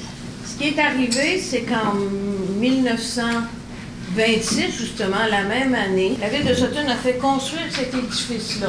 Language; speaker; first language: French; native; French